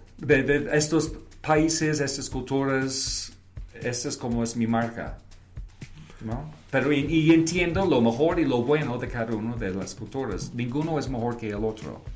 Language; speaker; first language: Spanish; non-native, fluent; English